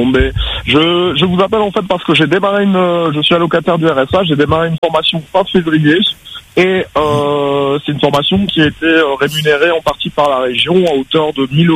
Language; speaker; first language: French; native; French